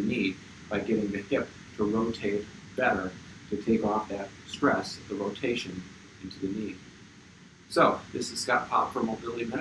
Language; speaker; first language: English; native; English